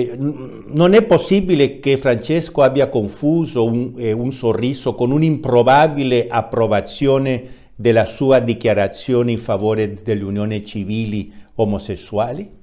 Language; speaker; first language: Italian; non-native, fluent; Spanish